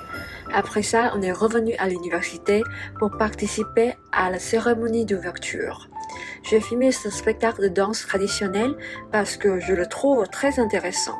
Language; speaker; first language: French; non-native, fluent; Vietnamese